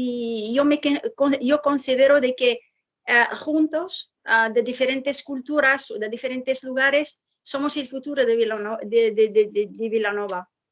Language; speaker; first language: Spanish; non-native, fluent; Arabic